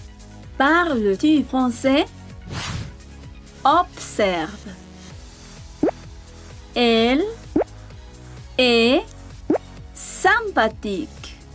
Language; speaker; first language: French; non-native, fluent; Spanish